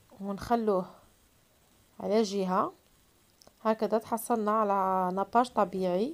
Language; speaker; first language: Arabic; native; Arabic